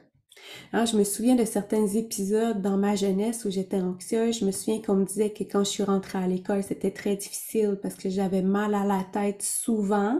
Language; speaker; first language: French; native; French